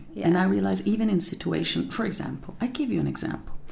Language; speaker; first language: English; non-native, fluent; Italian